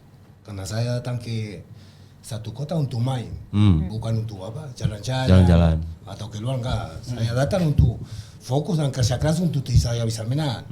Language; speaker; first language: Indonesian; non-native, learner; Spanish